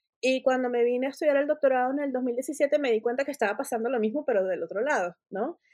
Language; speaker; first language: Spanish; native; Spanish